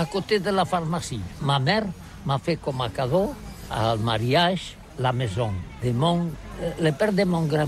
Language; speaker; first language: French; non-native, learner; Catalan